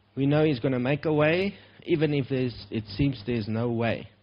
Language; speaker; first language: English; non-native, local second language; Afrikaans